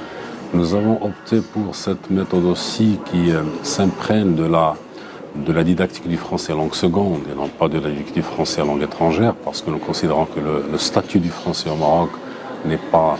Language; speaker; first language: French; non-native, local second language; Arabic